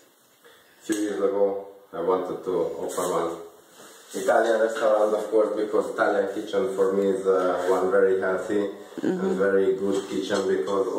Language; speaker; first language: English; non-native, learner; Hungarian